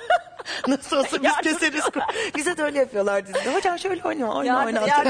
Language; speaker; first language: Turkish; native; Turkish